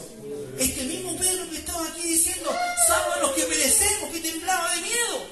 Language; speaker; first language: Spanish; native; Spanish